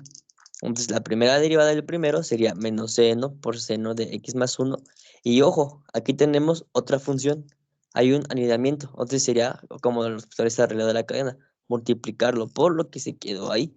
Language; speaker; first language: Spanish; native; Spanish